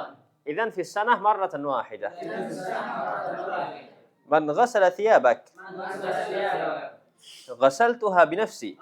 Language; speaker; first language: Arabic; non-native, fluent; Indonesian